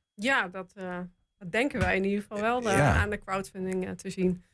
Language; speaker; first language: Dutch; native; Dutch